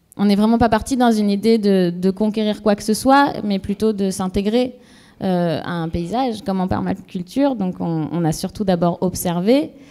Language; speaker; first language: French; native; French